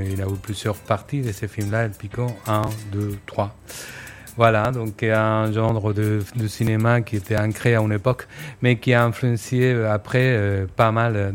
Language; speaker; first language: French; non-native, fluent; Spanish